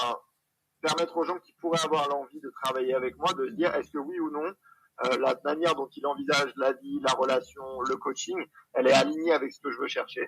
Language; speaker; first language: French; native; French